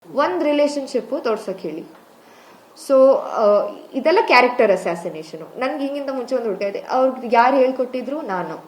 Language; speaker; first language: Kannada; non-native, local second language; Kodava